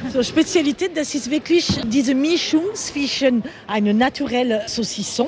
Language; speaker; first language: German; non-native, learner; French